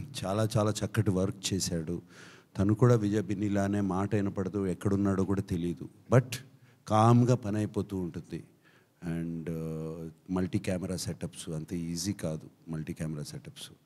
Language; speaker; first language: Telugu; native; Telugu